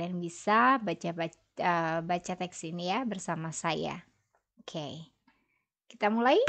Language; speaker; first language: Indonesian; native; Indonesian